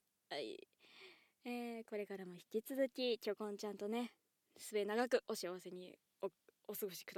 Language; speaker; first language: Japanese; native; Japanese